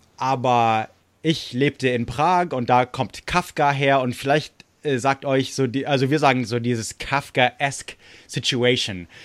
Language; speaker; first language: German; non-native, fluent; English